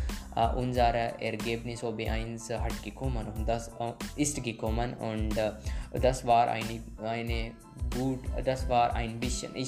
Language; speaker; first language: German; non-native, learner; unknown